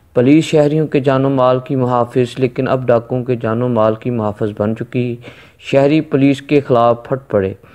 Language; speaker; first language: Hindi; non-native, local second language; Punjabi